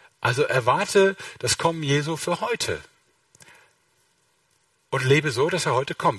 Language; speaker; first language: German; native; German